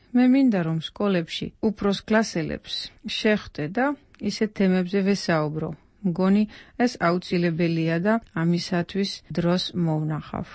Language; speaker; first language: Georgian; non-native, fluent; Dutch